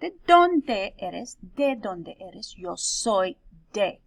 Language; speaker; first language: Spanish; non-native, fluent; English